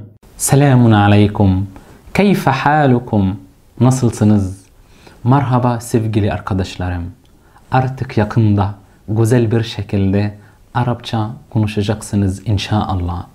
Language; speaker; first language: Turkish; non-native, fluent; Arabic